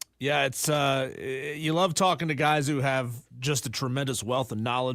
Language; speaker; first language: English; native; English